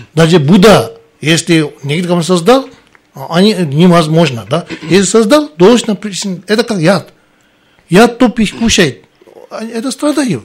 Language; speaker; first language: Russian; non-native, learner; Tibetan